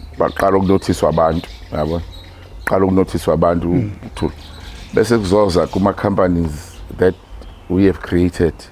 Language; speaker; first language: Zulu; native; Zulu